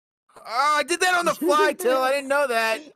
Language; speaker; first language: English; native; English